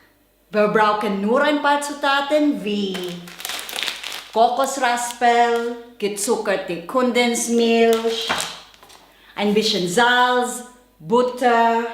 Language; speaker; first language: German; non-native, learner; Filipino